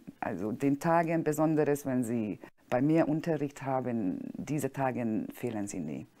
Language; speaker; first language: German; non-native, fluent; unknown